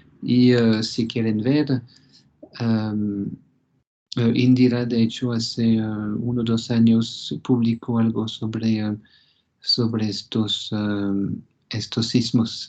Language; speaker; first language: Spanish; non-native, fluent; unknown